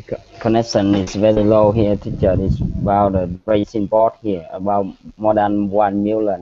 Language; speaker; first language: English; non-native, learner; Vietnamese